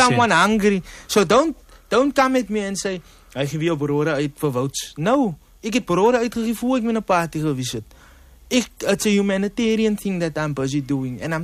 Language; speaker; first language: English; native; English